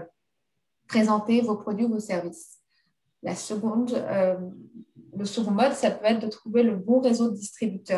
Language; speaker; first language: French; native; French